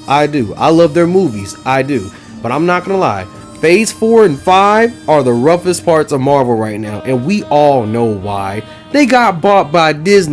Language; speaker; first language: English; native; English